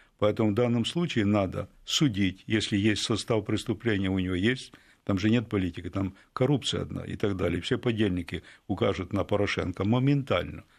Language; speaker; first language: Russian; native; Russian